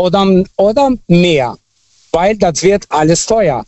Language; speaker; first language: German; non-native, local second language; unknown